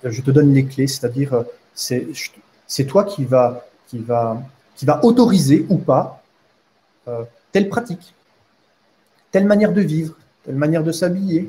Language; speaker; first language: French; native; French